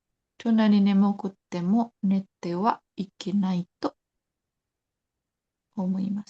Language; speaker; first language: Japanese; non-native, learner; Indonesian